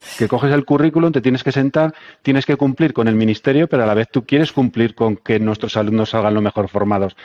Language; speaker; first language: Spanish; native; Spanish